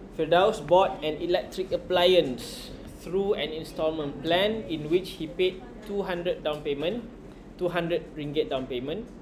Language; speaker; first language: English; non-native, local second language; Malay